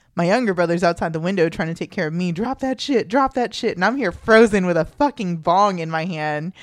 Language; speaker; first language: English; early bilingual, other home language; Filipino